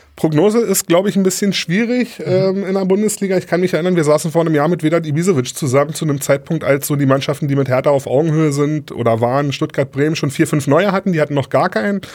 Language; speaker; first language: German; native; German